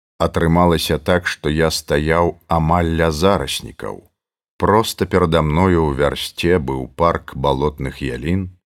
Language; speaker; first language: Belarusian; native; Belarusian